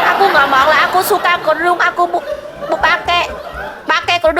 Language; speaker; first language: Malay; non-native, learner; Vietnamese